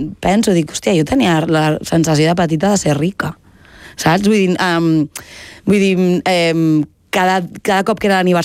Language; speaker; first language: Catalan; native; Catalan